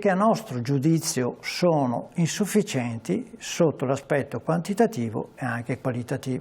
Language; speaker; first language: Italian; native; Italian